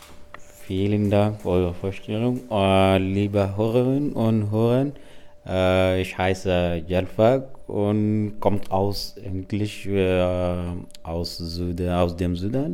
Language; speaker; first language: German; non-native, learner; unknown